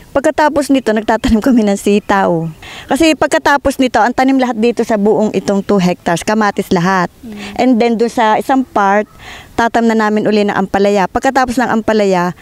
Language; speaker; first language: Filipino; native; Filipino